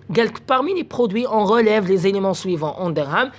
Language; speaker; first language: French; non-native, local second language; Arabic